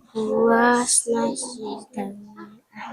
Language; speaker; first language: Arabic; non-native, learner; Indonesian